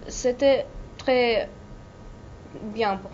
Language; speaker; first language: French; non-native, learner; Russian